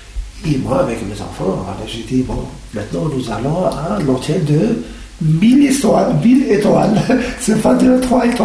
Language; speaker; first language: French; non-native, learner; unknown